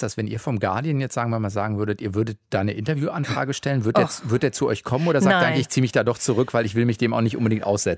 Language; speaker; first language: German; native; German